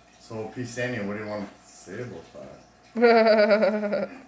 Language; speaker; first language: English; native; English